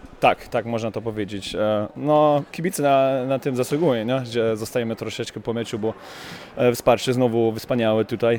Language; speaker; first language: Polish; non-native, fluent; German